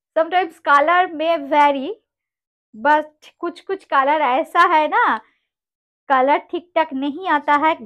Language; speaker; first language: Hindi; non-native, local second language; Bangla